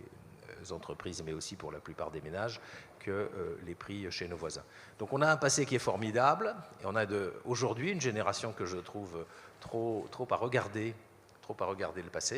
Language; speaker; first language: French; native; French